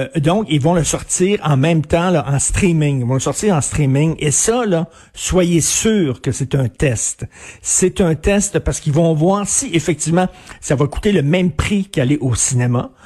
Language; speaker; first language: French; native; French